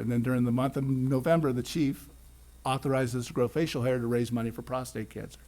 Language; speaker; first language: English; native; English